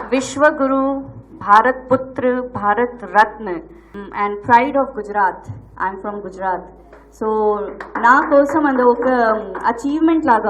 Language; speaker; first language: Telugu; non-native, local second language; Gujarati